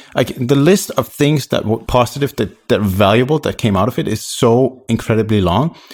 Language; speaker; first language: English; non-native, fluent; Danish